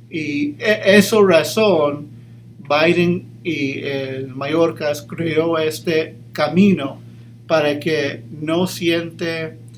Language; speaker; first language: Spanish; early bilingual, heritage; English